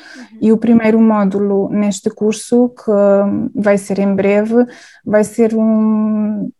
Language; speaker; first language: Portuguese; non-native, fluent; Hungarian